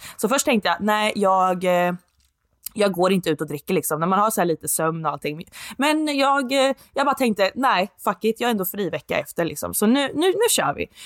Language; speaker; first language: Swedish; native; Swedish